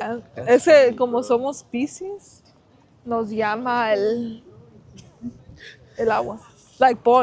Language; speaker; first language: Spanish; early bilingual, heritage; English